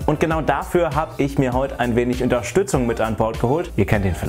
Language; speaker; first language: German; native; German